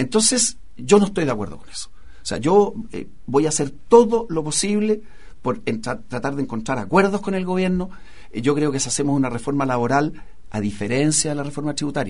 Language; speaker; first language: Spanish; native; Spanish